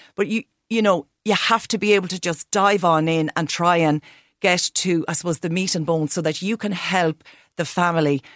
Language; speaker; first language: English; native; English